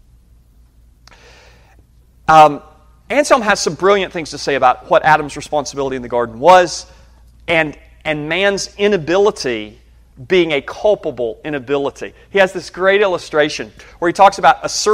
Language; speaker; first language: English; native; English